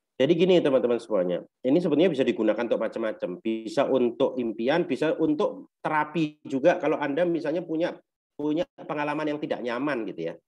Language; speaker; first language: Indonesian; native; Indonesian